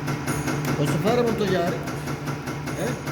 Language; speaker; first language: Italian; non-native, learner; Turkish